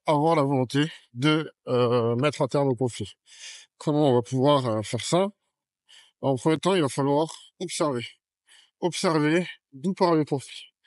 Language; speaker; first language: French; native; French